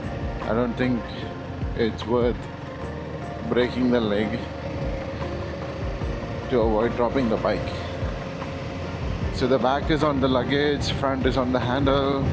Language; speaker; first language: English; non-native, local second language; Malayalam